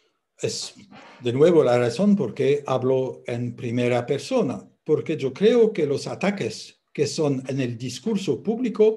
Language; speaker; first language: Spanish; non-native, fluent; French